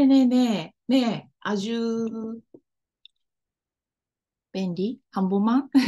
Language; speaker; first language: Korean; non-native, learner; Japanese